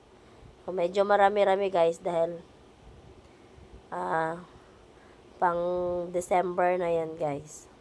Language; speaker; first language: Filipino; non-native, local second language; Cebuano